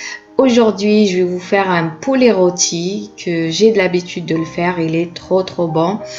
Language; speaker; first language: French; non-native, local second language; Kabyle